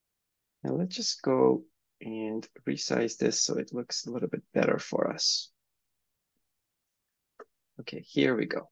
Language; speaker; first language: English; native; English